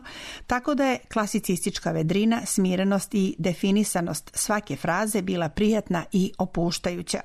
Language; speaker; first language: Serbian; native; Serbian